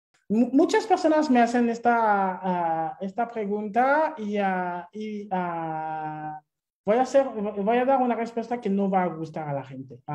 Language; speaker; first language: Spanish; non-native, fluent; French